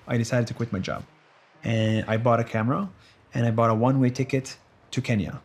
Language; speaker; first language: English; non-native, fluent; Arabic